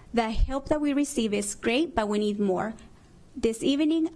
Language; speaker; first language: English; non-native, fluent; Spanish